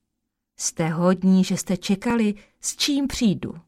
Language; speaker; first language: Czech; native; Czech